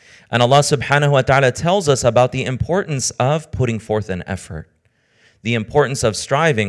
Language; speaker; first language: English; native; English